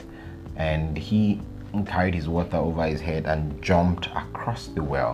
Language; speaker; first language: English; non-native, local second language; Yoruba